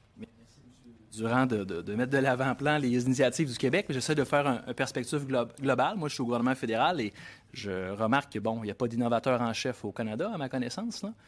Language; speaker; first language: French; native; French